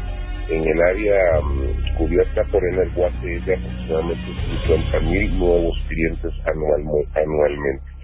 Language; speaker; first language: Spanish; native; Spanish